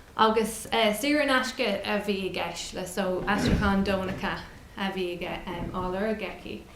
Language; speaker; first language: Irish; non-native, local second language; English